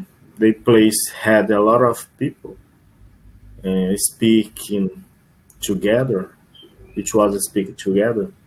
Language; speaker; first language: English; non-native, learner; Portuguese